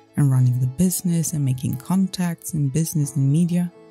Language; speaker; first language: English; non-native, fluent; Swedish